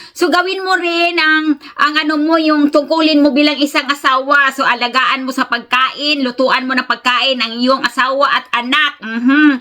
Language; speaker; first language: Filipino; native; Filipino